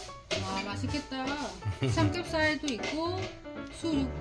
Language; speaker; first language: Korean; non-native, learner; Vietnamese